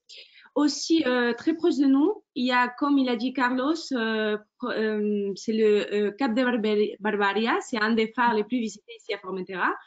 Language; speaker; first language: French; non-native, fluent; Spanish